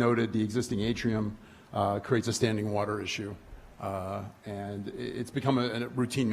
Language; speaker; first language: English; native; English